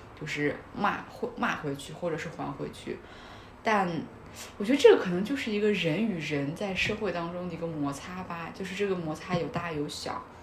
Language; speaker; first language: Chinese; non-native, local second language; Kazakh